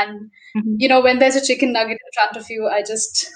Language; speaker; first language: English; non-native, local second language; Bangla